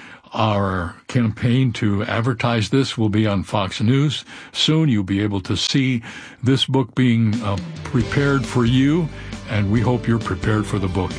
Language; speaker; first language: English; native; English